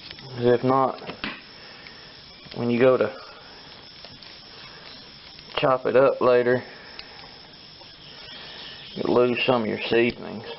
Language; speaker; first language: English; native; English